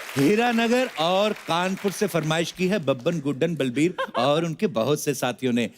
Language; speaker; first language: Hindi; non-native, local second language; Punjabi